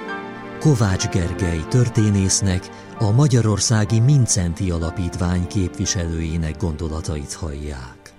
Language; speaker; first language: Hungarian; native; Hungarian